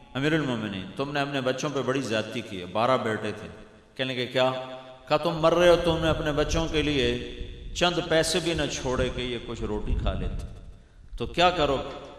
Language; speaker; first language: Urdu; non-native, local second language; Punjabi